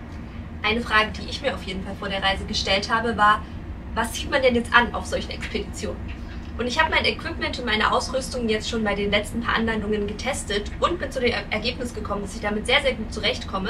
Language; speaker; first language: German; native; German